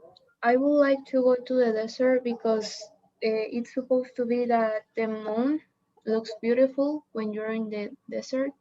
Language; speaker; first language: English; non-native, learner; Spanish